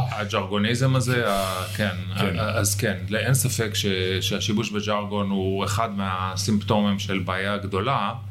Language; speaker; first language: Hebrew; native; Hebrew